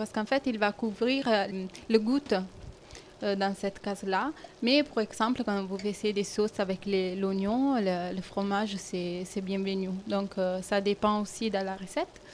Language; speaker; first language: French; non-native, fluent; Italian